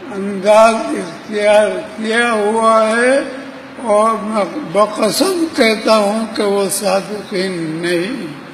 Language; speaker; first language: Urdu; native; Urdu